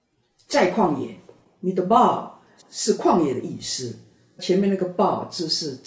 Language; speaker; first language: Chinese; native; Chinese